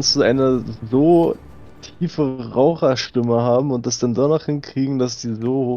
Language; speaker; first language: German; native; German